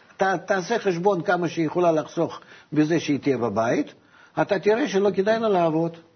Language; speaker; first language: Hebrew; non-native, fluent; Russian